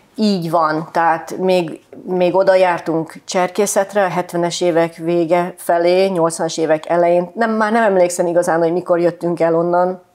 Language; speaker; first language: Hungarian; early bilingual, heritage; Hungarian